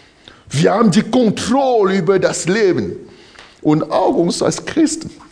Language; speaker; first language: German; non-native, fluent; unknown